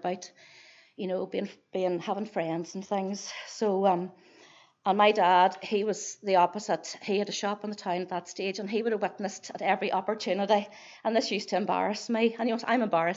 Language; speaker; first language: English; native; English